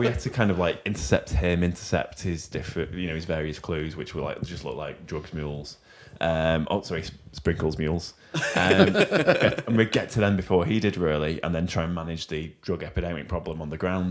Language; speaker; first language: English; native; English